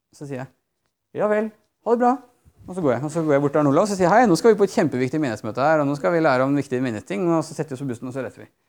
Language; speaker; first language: Norwegian; native; Norwegian